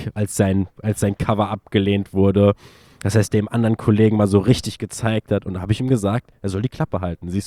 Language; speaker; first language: German; native; German